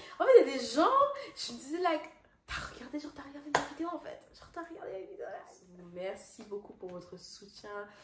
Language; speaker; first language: French; non-native, fluent; Dutch